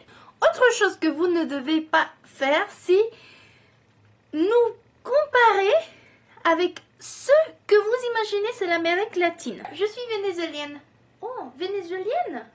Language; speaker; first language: French; non-native, fluent; Spanish